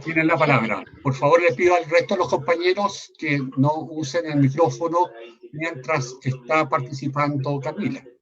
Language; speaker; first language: Spanish; native; Spanish